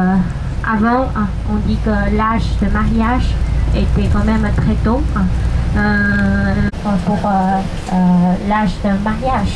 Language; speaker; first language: French; non-native, fluent; Chinese